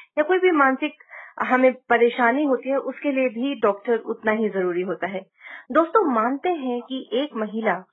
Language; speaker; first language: Hindi; native; Hindi